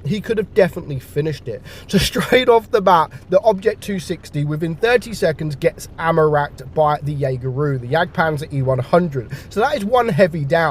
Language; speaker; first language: English; native; English